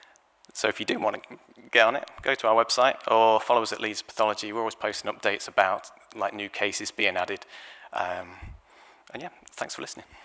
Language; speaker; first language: English; native; English